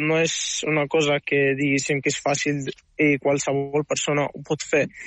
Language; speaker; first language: Catalan; non-native, fluent; Arabic